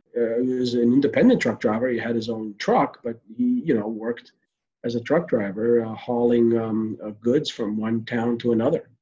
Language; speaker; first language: English; early bilingual, other home language; Hebrew